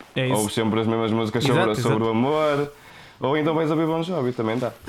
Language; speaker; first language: Portuguese; native; Portuguese